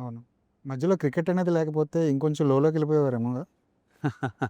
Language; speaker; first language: Telugu; native; Telugu